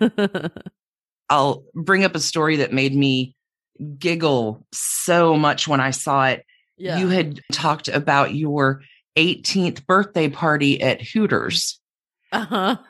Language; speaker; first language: English; native; English